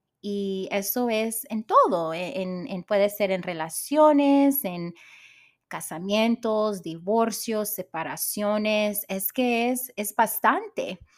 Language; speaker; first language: Spanish; early bilingual, heritage; Spanish